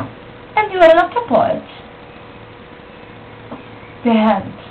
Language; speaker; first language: English; non-native, learner; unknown